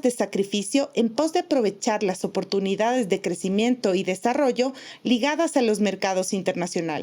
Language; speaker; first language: Spanish; native; Spanish